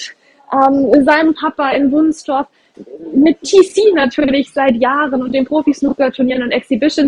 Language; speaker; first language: German; native; German